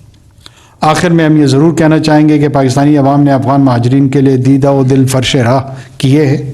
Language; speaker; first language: Urdu; non-native, local second language; Pashto